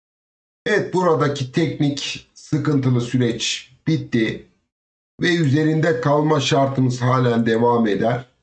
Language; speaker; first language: Turkish; native; Turkish